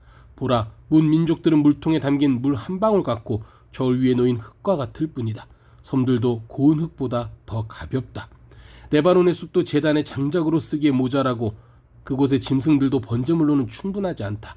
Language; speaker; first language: Korean; native; Korean